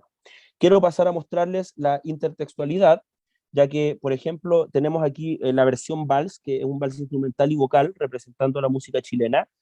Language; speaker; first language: Spanish; native; Spanish